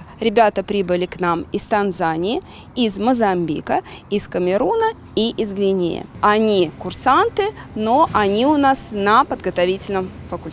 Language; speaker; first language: Russian; native; Russian